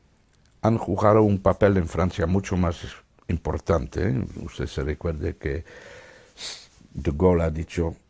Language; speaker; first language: Spanish; non-native, fluent; Dutch